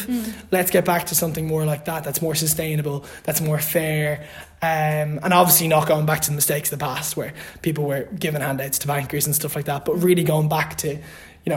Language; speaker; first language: English; native; English